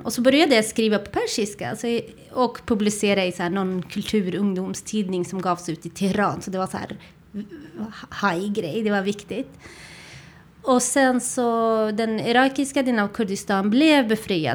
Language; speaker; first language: Swedish; non-native, fluent; Central Kurdish